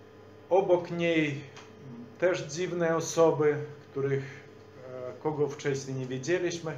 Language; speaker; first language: Polish; non-native, fluent; Belarusian